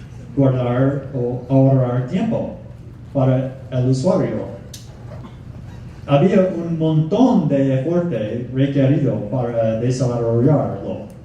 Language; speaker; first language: Spanish; non-native, fluent; English